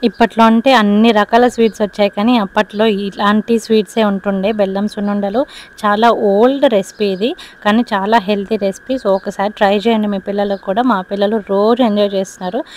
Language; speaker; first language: Telugu; non-native, local second language; Lambadi